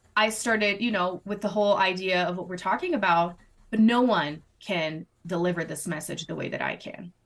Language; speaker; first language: English; non-native, fluent; Portuguese